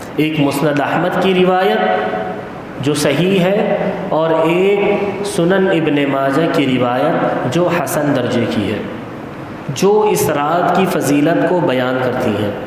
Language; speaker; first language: Urdu; native; Urdu